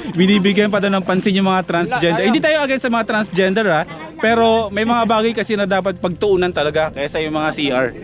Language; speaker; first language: Filipino; non-native, local second language; Aklanon